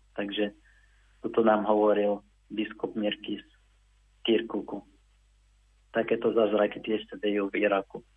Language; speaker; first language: Slovak; non-native, fluent; Arabic